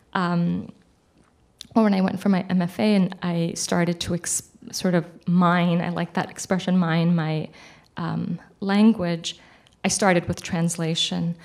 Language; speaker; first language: English; early bilingual, other home language; Persian